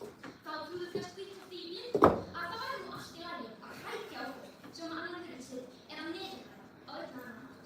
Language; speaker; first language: Icelandic; native; Icelandic